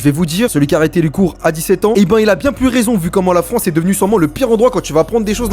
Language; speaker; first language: French; native; French